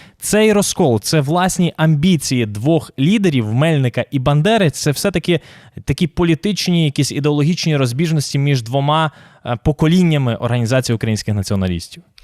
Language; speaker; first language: Ukrainian; native; Ukrainian